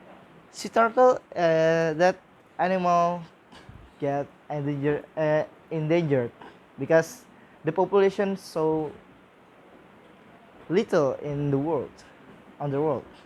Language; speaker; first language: English; non-native, learner; Indonesian